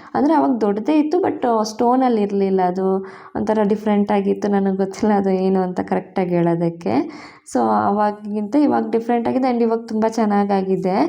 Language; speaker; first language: Kannada; non-native, local second language; Tulu